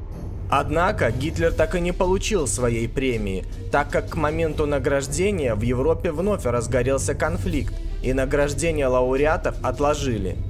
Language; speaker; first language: Russian; native; Russian